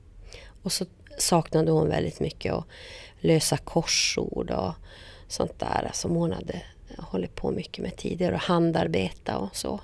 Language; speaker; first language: Swedish; native; Swedish